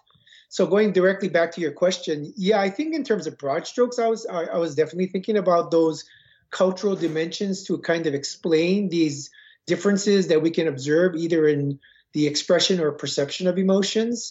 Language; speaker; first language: English; native; English